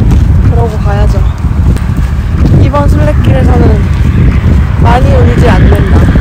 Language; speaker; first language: Korean; native; Korean